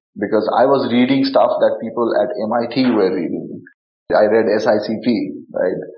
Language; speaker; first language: English; non-native, local second language; Bangla